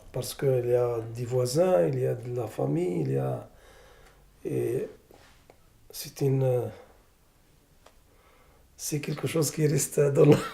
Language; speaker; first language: French; non-native, learner; Arabic